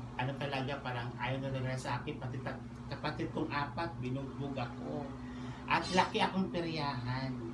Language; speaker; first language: Filipino; non-native, local second language; Cebuano